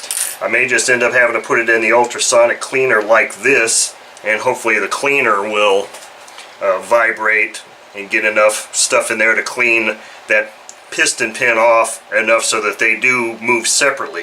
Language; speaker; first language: English; native; English